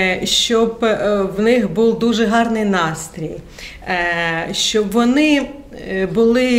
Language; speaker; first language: Ukrainian; non-native, local second language; Russian